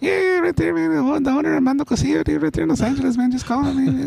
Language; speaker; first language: English; early bilingual, other home language; Spanish